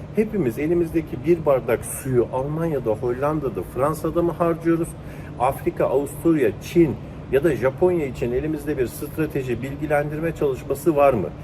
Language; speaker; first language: Turkish; native; Turkish